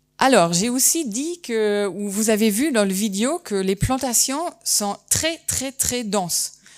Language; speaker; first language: French; non-native, fluent; German